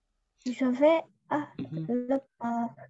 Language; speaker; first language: French; non-native, learner; Russian